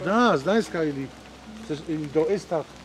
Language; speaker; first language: Russian; non-native, learner; Polish